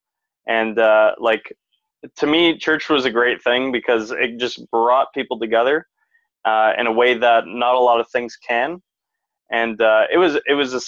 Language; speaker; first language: English; native; English